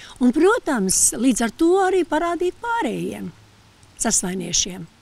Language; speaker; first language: Latvian; native; Latvian